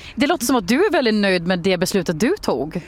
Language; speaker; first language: Swedish; native; Swedish